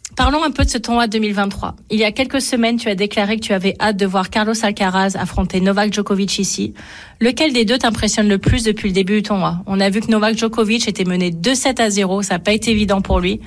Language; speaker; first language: French; native; French